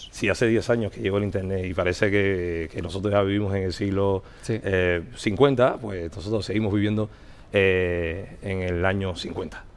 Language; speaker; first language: Spanish; native; Spanish